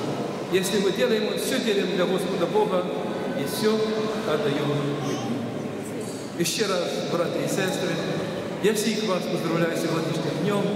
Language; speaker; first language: Russian; non-native, local second language; Ukrainian